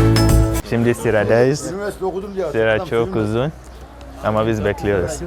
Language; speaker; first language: Turkish; non-native, fluent; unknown